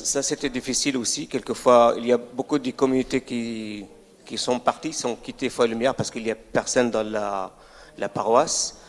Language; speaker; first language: French; non-native, fluent; Arabic